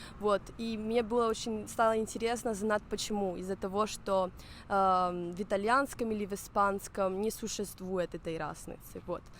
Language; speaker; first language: Russian; non-native, fluent; Spanish